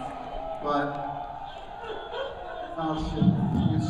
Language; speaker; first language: English; native; English